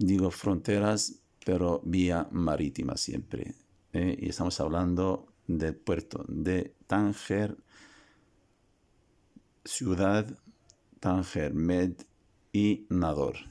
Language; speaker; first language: Spanish; non-native, fluent; Arabic